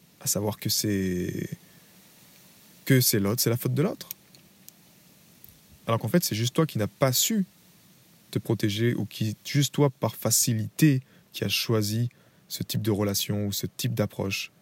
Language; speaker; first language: French; native; French